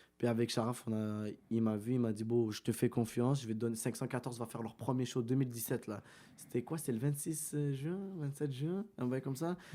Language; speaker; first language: French; early bilingual, other home language; Arabic